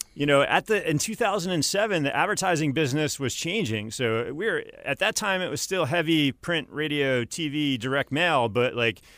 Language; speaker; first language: English; native; English